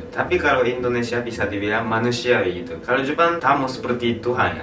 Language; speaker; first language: Indonesian; non-native, fluent; Japanese